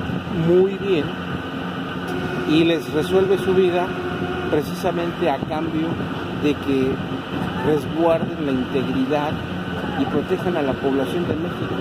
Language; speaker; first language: Spanish; native; Spanish